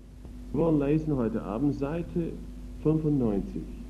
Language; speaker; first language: German; non-native, fluent; English